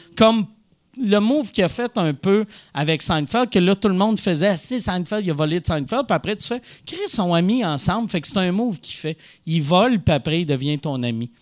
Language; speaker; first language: French; native; French